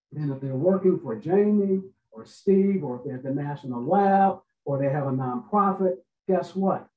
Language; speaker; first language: English; native; English